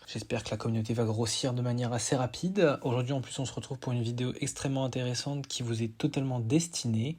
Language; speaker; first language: French; native; French